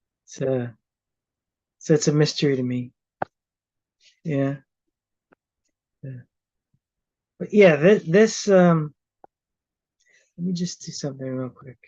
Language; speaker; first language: English; native; English